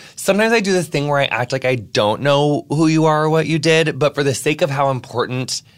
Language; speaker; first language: English; native; English